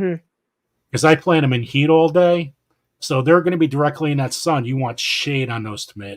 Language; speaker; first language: English; native; English